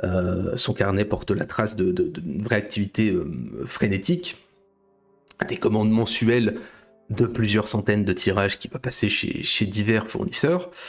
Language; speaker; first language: French; native; French